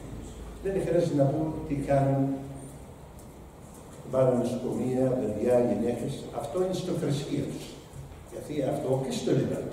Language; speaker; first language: Greek; non-native, learner; Arabic